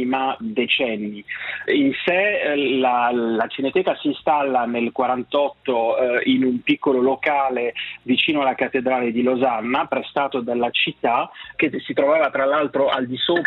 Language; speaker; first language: Italian; non-native, local second language; French